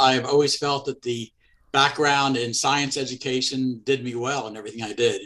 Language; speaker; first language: English; native; English